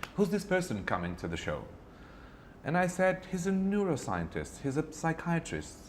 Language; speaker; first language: English; non-native, fluent; Romanian